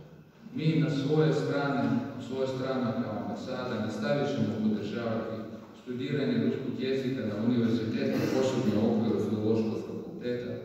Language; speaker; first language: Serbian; non-native, fluent; Russian